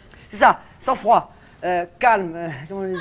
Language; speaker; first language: French; native; French